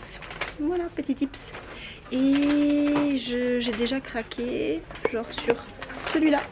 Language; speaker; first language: French; native; French